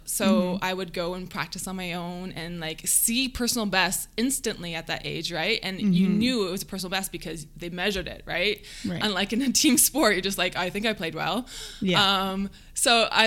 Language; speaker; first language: English; native; English